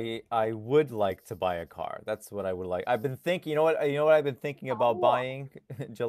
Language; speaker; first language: English; non-native, fluent; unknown